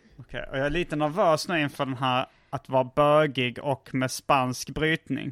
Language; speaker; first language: Swedish; native; Swedish